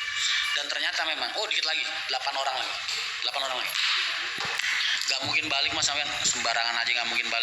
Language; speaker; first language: Indonesian; native; Indonesian